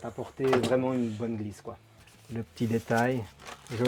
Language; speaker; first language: French; native; French